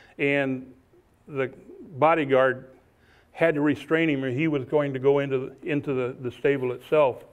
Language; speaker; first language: English; native; English